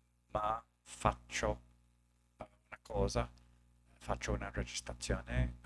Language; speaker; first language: Italian; non-native, learner; English